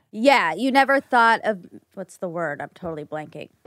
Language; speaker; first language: English; early bilingual, other home language; Hindi